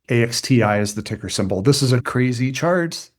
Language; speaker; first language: English; native; English